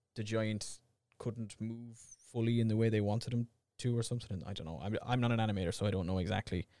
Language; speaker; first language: English; native; English